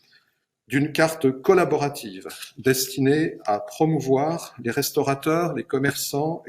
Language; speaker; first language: French; native; French